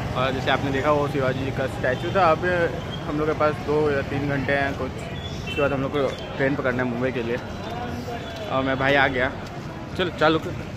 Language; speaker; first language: Hindi; native; Hindi